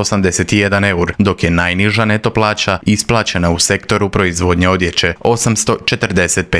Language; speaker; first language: Croatian; native; Croatian